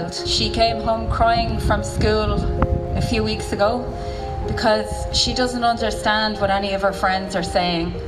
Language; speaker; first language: English; native; English